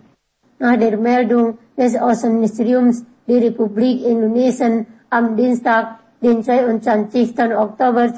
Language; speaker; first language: German; non-native, fluent; Indonesian